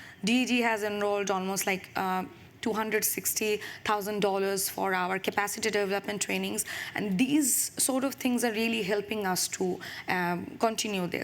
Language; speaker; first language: English; non-native, local second language; Bangla